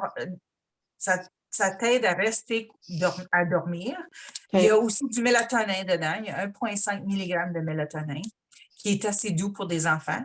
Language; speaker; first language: French; native; French